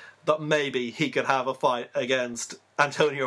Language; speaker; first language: English; native; English